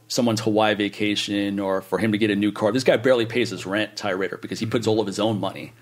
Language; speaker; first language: English; native; English